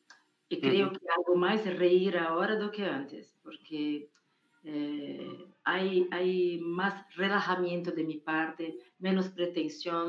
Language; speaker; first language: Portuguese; non-native, fluent; Spanish